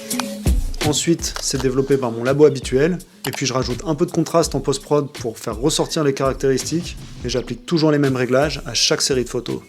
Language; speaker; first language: French; native; French